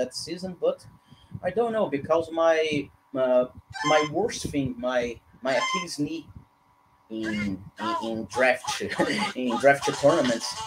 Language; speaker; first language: English; non-native, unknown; Portuguese